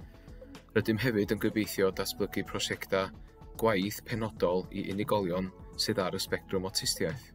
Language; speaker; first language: Welsh; native; Welsh